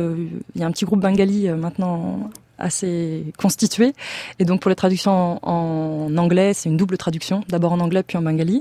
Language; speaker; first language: French; native; French